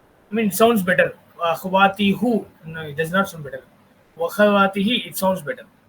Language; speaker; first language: English; non-native, local second language; Tamil